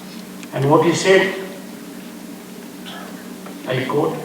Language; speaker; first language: English; non-native, local second language; Hindi